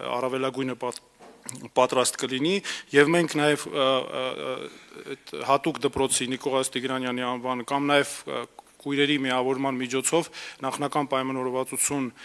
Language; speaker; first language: Armenian; native; Armenian